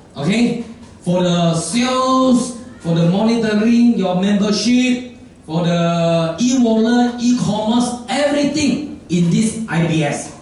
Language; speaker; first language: English; non-native, local second language; Chinese